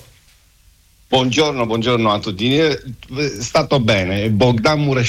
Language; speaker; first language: Italian; non-native, learner; Romanian